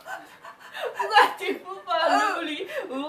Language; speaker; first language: French; non-native, learner; Korean